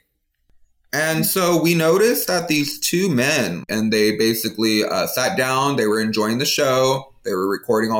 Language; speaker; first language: English; native; English